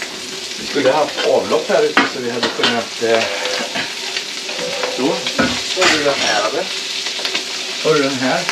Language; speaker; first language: Swedish; native; Swedish